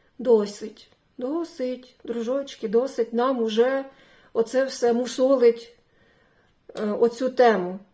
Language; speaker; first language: Ukrainian; non-native, local second language; Russian